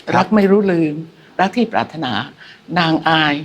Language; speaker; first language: Thai; native; Thai